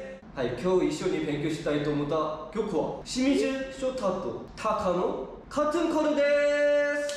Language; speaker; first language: Japanese; non-native, fluent; Korean